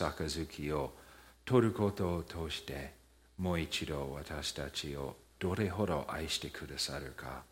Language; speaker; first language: Japanese; early bilingual, heritage; Japanese